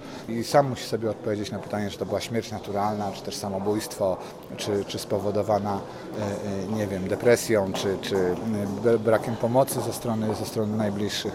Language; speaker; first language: Polish; native; Polish